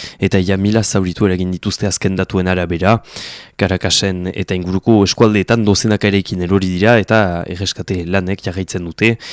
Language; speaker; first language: Basque; native; Basque